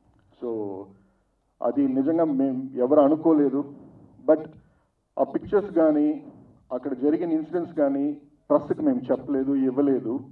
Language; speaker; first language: Telugu; non-native, fluent; Tamil